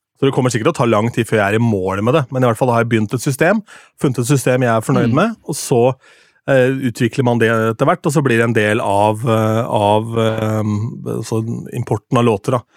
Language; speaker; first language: Norwegian; native; Norwegian